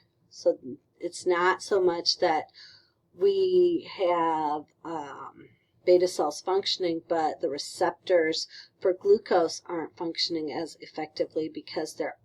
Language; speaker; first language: English; native; English